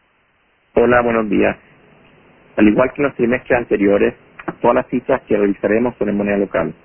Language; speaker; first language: Spanish; native; Spanish